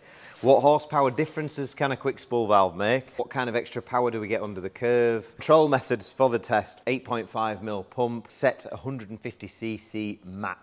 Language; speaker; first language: English; native; English